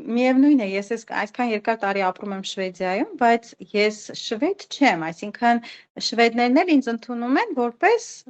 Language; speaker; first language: Armenian; native; Armenian